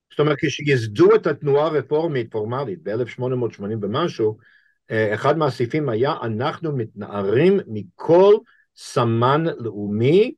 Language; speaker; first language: Hebrew; non-native, fluent; English